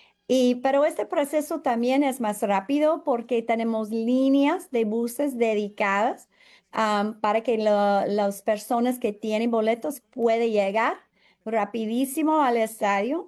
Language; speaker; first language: Spanish; non-native, fluent; English